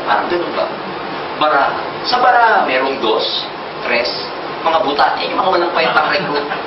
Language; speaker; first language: Filipino; native; Filipino